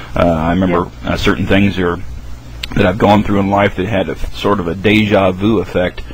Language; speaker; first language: English; native; English